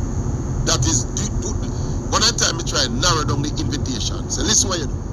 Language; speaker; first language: English; non-native, local second language; Jamaican Creole English